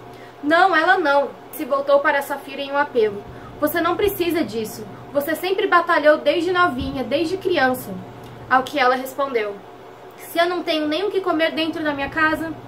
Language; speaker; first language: Portuguese; native; Portuguese